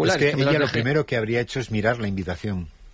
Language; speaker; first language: Spanish; native; Spanish